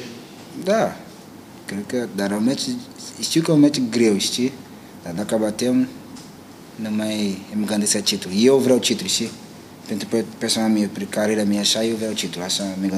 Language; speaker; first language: Romanian; non-native, learner; Portuguese